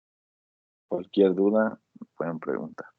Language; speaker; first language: Spanish; native; Spanish